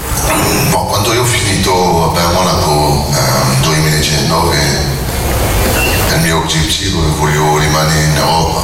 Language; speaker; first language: Italian; non-native, learner; French